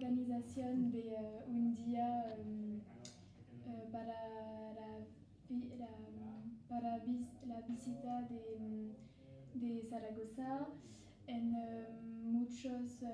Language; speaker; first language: Spanish; non-native, learner; French